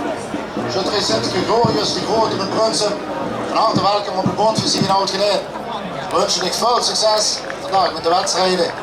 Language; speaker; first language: Dutch; native; Dutch